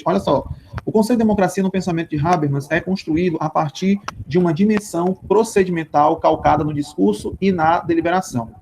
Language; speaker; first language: Portuguese; native; Portuguese